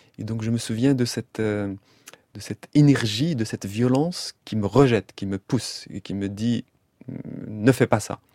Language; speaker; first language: French; non-native, local second language; Arabic